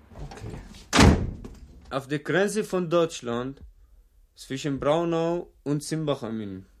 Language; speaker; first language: German; non-native, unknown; Arabic